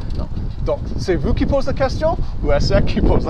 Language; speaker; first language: French; early bilingual, heritage; English